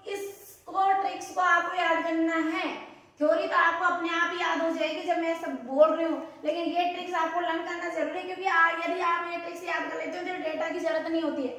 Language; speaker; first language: Hindi; native; Hindi